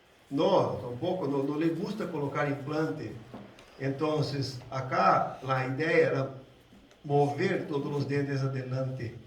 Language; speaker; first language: Spanish; non-native, learner; Portuguese